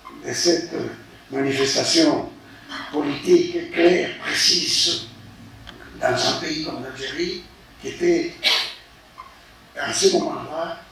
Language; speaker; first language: French; non-native, fluent; Spanish